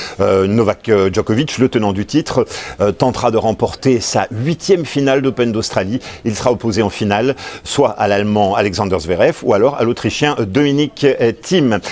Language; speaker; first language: French; native; French